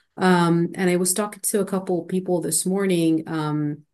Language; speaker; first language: English; non-native, fluent; Arabic